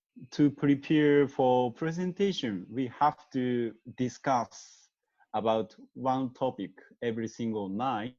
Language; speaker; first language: English; non-native, learner; Japanese